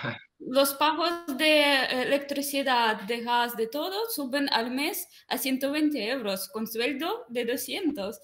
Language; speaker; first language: Spanish; non-native, fluent; Russian